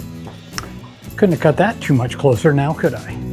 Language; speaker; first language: English; native; English